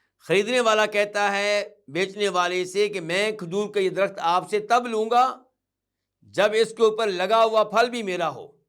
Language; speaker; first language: Urdu; native; Urdu